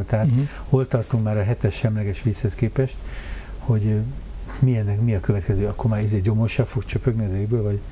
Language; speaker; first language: Hungarian; native; Hungarian